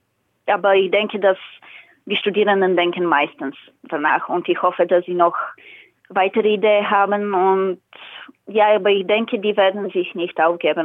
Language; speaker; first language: German; non-native, fluent; Bulgarian